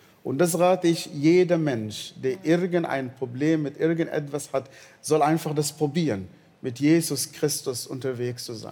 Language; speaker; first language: German; non-native, fluent; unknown